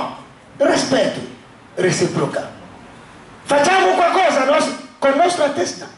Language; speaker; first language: Italian; non-native, learner; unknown